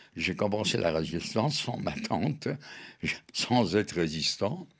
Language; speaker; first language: French; native; French